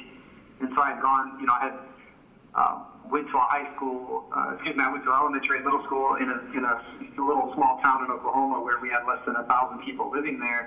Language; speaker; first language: English; native; English